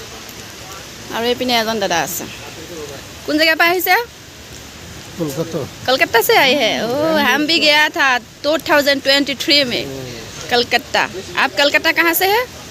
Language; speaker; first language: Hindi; non-native, local second language; Assamese